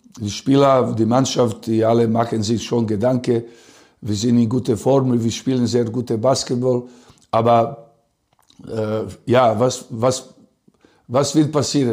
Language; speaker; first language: German; non-native, learner; Serbian